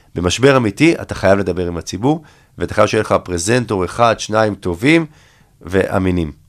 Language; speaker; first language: Hebrew; native; Hebrew